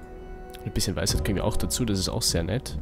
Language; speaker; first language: German; native; German